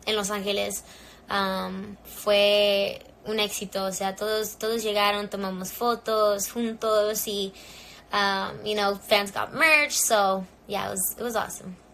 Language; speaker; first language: Spanish; early bilingual, heritage; English